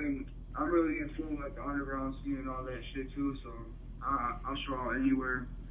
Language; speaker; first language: English; native; English